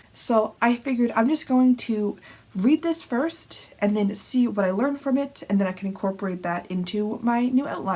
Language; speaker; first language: English; native; English